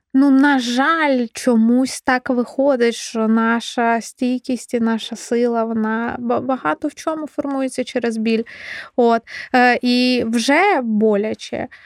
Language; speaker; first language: Ukrainian; non-native, local second language; Russian